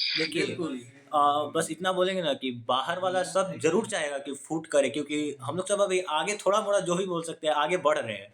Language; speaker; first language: Hindi; native; Hindi